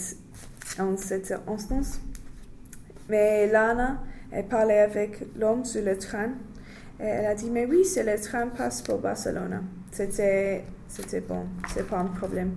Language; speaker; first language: French; non-native, learner; English